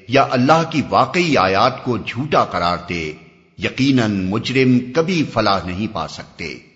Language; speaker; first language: Urdu; native; Urdu